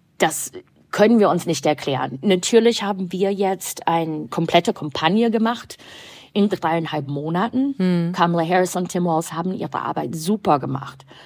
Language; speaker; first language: German; non-native, fluent; English